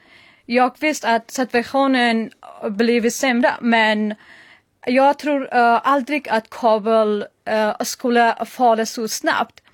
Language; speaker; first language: Swedish; non-native, learner; Persian